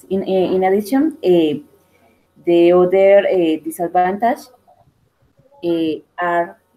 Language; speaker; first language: English; non-native, learner; Spanish